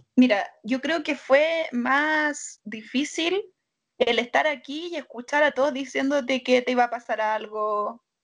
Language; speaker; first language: Spanish; native; Spanish